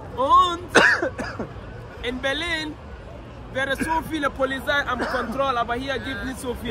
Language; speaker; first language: German; non-native, learner; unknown